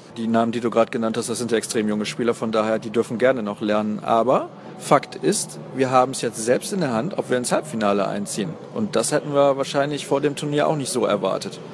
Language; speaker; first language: German; native; German